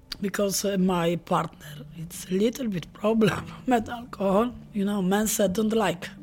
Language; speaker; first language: English; non-native, learner; Polish